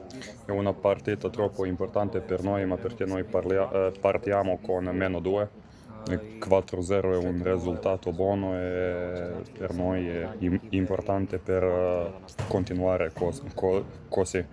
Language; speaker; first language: Italian; non-native, learner; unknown